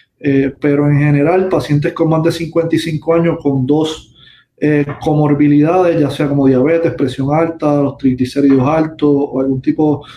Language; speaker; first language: Spanish; native; Spanish